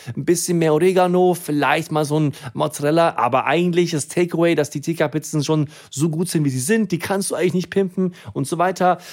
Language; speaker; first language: German; native; German